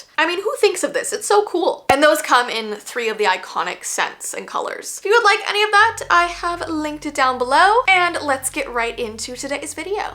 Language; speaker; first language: English; native; English